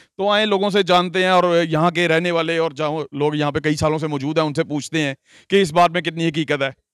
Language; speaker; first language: Urdu; non-native, local second language; Punjabi